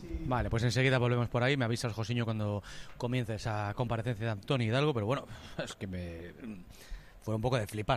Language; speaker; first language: Spanish; native; Spanish